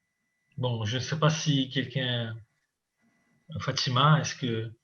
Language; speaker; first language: French; non-native, fluent; Portuguese